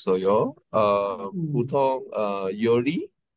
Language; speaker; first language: Korean; non-native, learner; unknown